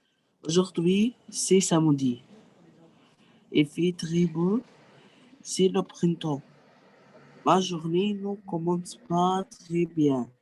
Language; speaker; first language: French; non-native, learner; Arabic